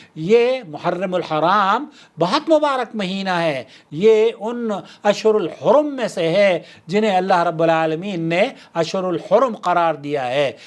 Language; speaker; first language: Urdu; native; Urdu